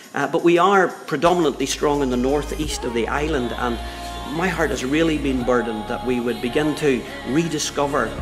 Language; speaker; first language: English; native; English